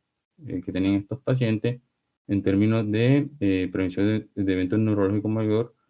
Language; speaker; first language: Spanish; native; Spanish